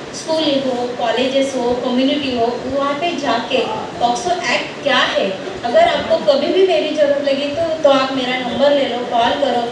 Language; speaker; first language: Hindi; non-native, local second language; Marathi